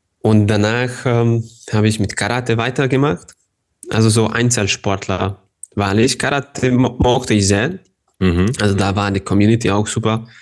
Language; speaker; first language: German; non-native, fluent; Hungarian